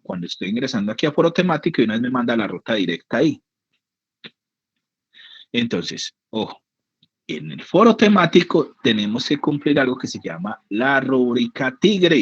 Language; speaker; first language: Spanish; native; Spanish